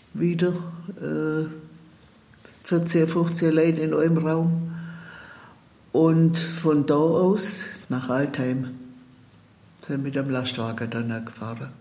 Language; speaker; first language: German; native; German